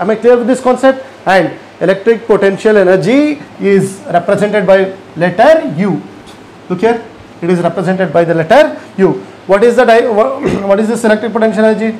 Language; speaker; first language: English; non-native, local second language; Kannada